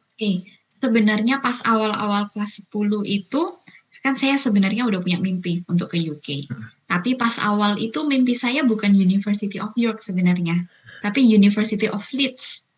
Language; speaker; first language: Indonesian; native; Indonesian